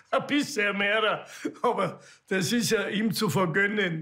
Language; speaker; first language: German; native; German